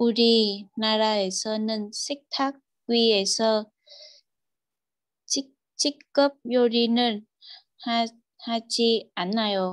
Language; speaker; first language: Korean; non-native, learner; Vietnamese